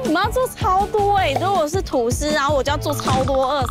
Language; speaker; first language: Chinese; native; Chinese